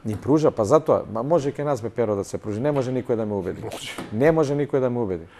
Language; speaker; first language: Macedonian; native; Macedonian